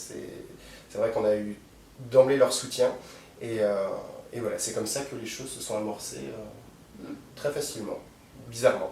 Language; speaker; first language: French; native; French